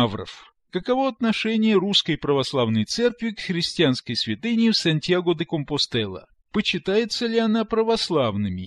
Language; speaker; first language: Russian; native; Russian